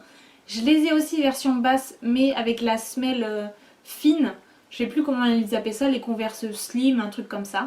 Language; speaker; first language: French; native; French